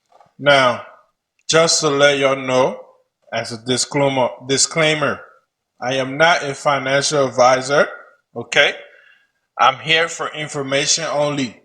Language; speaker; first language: English; native; English